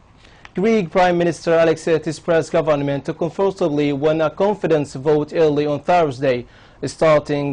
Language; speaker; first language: English; non-native, local second language; Arabic